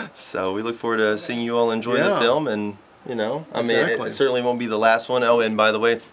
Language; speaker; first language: English; native; English